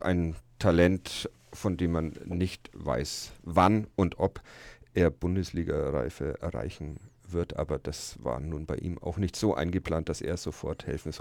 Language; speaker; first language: German; native; German